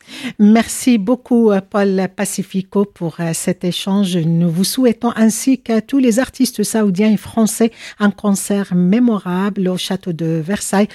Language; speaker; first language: French; native; French